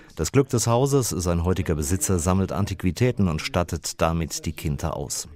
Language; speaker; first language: German; native; German